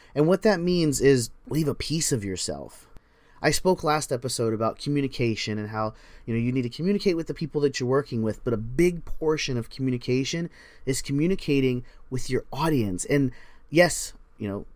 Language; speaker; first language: English; native; English